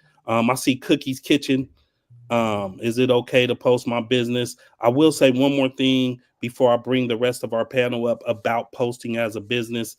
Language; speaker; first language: English; native; English